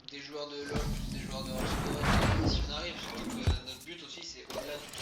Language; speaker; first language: French; native; French